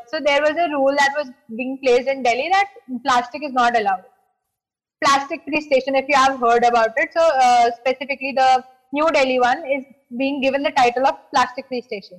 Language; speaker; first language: English; non-native, local second language; Hindi